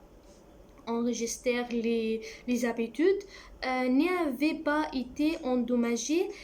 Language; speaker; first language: French; non-native, learner; Arabic